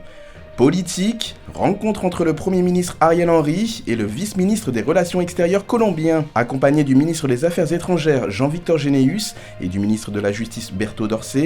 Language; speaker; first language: French; non-native, local second language; Haitian Creole